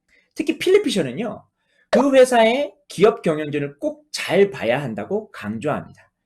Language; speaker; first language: Korean; native; Korean